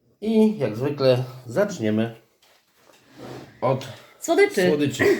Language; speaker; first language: Polish; native; Polish